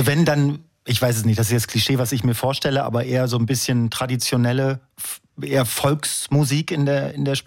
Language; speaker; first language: German; native; German